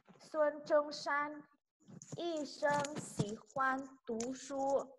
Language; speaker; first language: Chinese; non-native, fluent; Indonesian